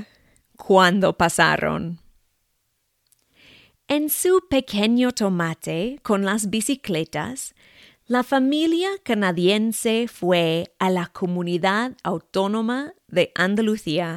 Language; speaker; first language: Spanish; non-native, fluent; English